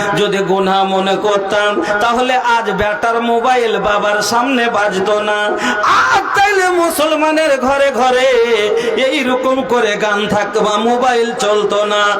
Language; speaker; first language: Bangla; non-native, local second language; Bhojpuri